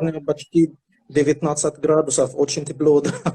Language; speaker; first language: Russian; non-native, fluent; Arabic